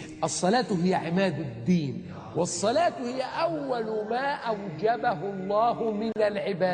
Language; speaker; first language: Arabic; native; Arabic